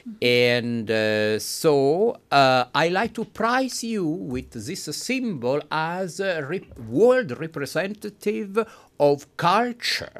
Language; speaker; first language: English; non-native, fluent; Italian